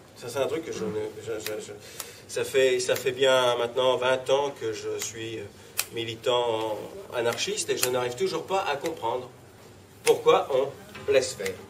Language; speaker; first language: French; native; French